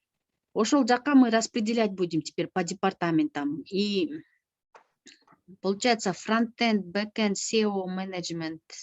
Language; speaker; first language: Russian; non-native, local second language; Kyrgyz